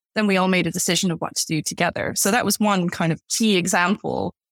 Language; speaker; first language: English; native; English